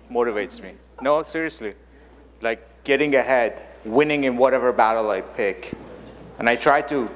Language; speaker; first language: English; non-native, fluent; German